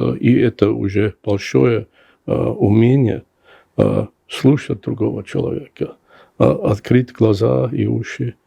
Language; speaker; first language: Russian; non-native, fluent; German